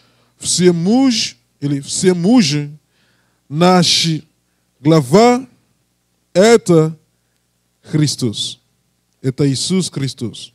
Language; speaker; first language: Russian; non-native, learner; English